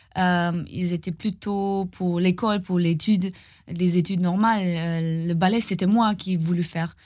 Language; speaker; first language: French; non-native, fluent; German